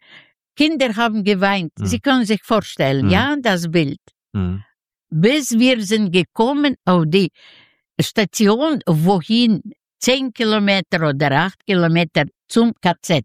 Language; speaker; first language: German; non-native, learner; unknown